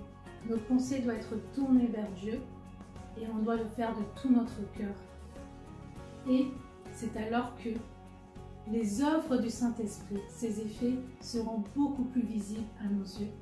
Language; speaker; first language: French; native; French